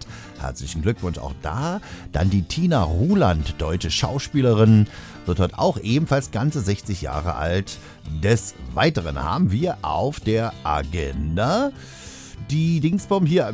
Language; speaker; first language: German; native; German